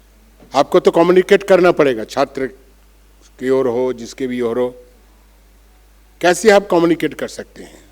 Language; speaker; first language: Hindi; non-native, local second language; Bangla